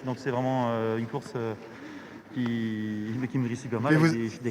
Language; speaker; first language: French; native; French